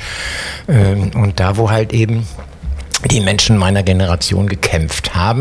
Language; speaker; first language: German; native; German